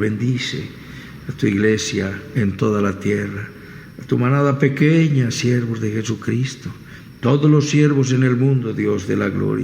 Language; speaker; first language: Spanish; native; Spanish